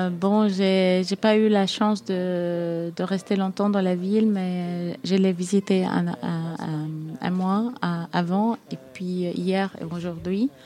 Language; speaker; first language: French; non-native, fluent; Arabic